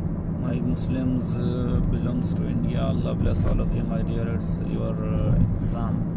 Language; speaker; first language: English; non-native, learner; Urdu